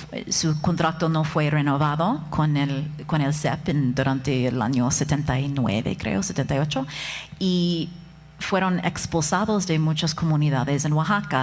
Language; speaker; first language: Spanish; non-native, fluent; English